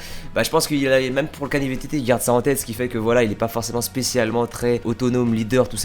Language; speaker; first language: French; native; French